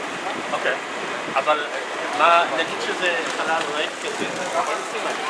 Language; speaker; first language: Hebrew; non-native, fluent; English